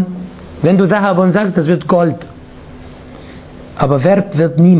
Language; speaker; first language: German; non-native, fluent; Arabic